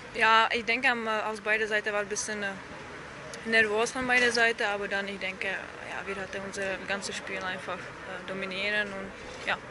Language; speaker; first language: German; non-native, learner; Czech